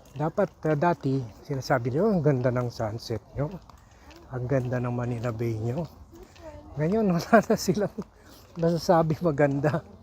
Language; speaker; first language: Filipino; native; Filipino